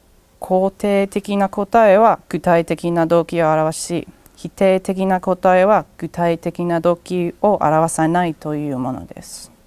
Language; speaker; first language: Japanese; non-native, learner; English